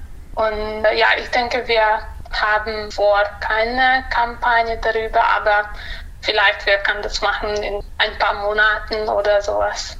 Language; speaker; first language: German; non-native, local second language; Hungarian